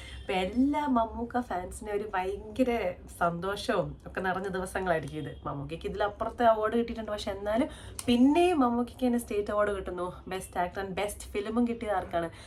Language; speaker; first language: Malayalam; native; Malayalam